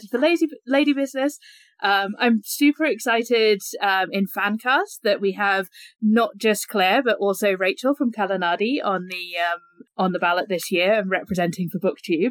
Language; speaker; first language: English; native; English